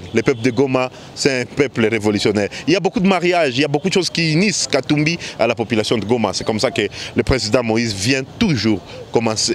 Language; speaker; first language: French; non-native, local second language; Swahili